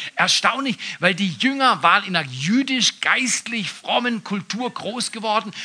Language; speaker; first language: German; native; German